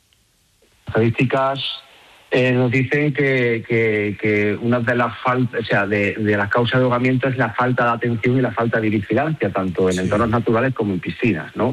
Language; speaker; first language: Spanish; native; Spanish